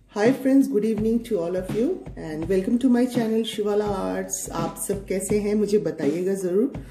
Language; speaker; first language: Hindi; non-native, local second language; Bangla